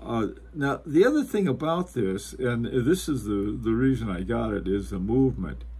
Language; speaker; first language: English; native; English